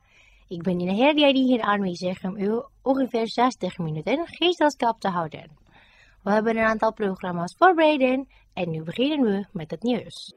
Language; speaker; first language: Dutch; non-native, fluent; Indonesian